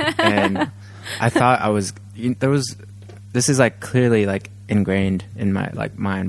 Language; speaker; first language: English; native; English